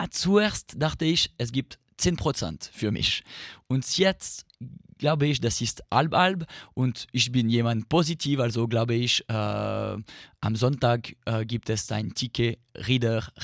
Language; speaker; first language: German; non-native, learner; French